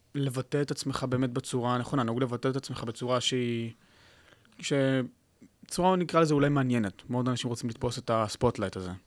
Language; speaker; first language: Hebrew; native; Hebrew